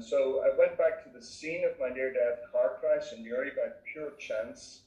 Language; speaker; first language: English; native; English